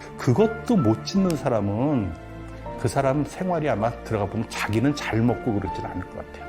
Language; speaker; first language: Korean; native; Korean